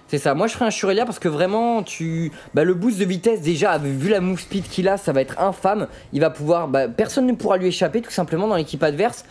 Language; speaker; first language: French; native; French